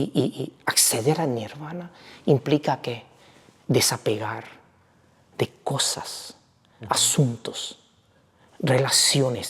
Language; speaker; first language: Spanish; non-native, fluent; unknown